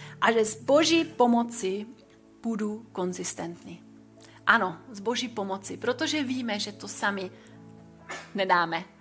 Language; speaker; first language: Czech; non-native, fluent; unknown